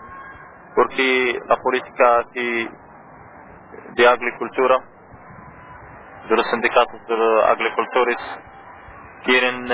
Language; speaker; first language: Spanish; non-native, learner; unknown